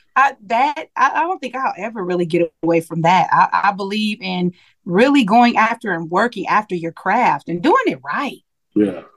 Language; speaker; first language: English; native; English